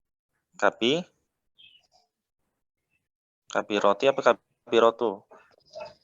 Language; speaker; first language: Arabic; non-native, fluent; Indonesian